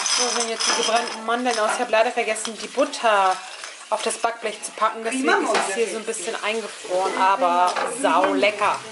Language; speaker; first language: German; early bilingual, other home language; Turkish